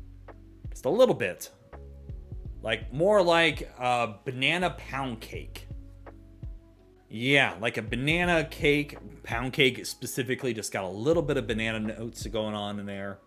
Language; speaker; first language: English; native; English